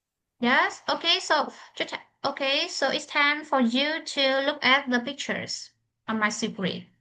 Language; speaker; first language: English; non-native, fluent; Vietnamese